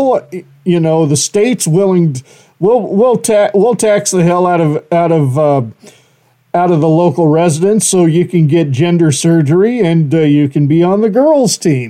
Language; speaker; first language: English; native; English